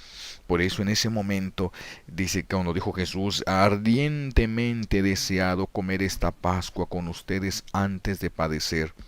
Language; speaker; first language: Spanish; native; Spanish